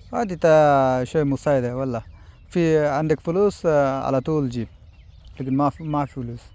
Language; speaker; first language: Arabic; non-native, learner; Bangla